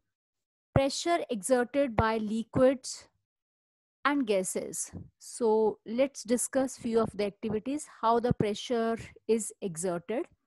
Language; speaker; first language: English; non-native, local second language; Hindi